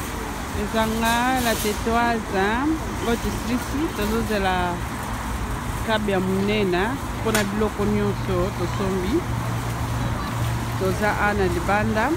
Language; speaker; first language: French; non-native, local second language; Lingala